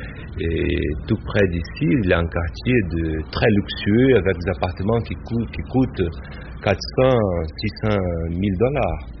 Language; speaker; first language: French; non-native, fluent; Portuguese